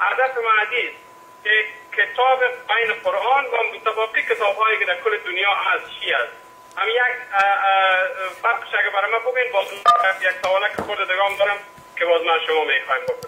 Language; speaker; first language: Persian; native; Persian